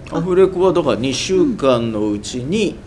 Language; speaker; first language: Japanese; native; Japanese